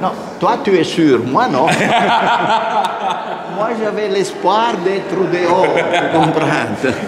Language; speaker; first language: French; non-native, fluent; Italian